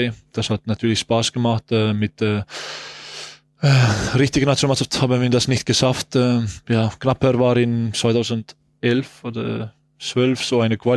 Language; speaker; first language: German; non-native, learner; Estonian